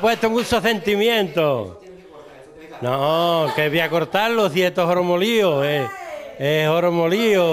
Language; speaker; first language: Spanish; native; Spanish